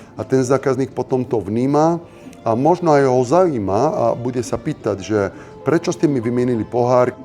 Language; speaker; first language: Slovak; non-native, fluent; Italian